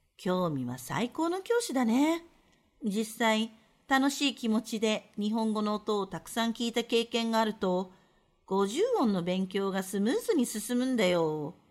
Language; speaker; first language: Japanese; native; Japanese